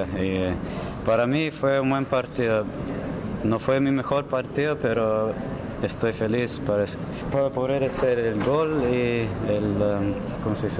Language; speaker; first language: Spanish; early bilingual, heritage; English